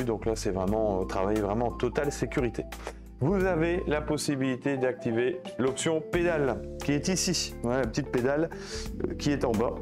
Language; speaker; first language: French; native; French